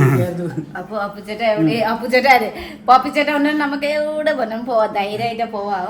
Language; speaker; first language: Malayalam; non-native, learner; Nepali